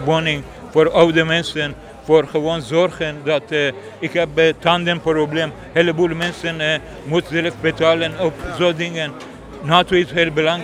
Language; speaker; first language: Dutch; non-native, learner; Persian